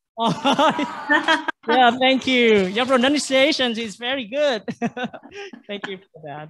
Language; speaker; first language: English; non-native, fluent; Vietnamese